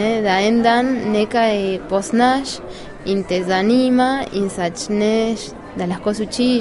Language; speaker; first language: Slovenian; non-native, learner; Spanish